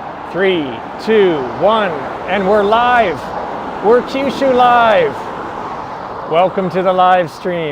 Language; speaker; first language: English; non-native, fluent; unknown